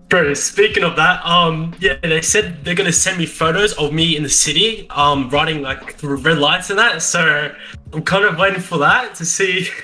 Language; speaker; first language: English; native; English